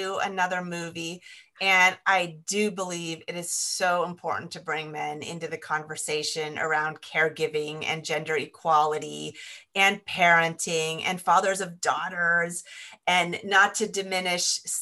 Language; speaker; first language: English; native; English